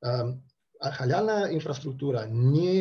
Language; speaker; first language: Russian; non-native, fluent; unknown